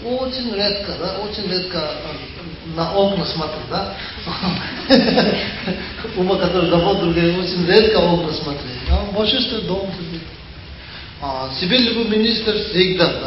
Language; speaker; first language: Russian; non-native, learner; Tibetan